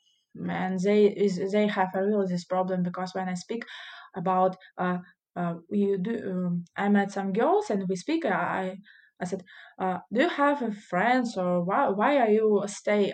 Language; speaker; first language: English; non-native, learner; Russian